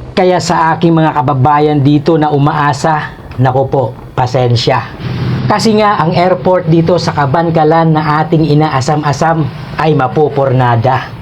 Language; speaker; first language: Filipino; non-native, local second language; Hiligaynon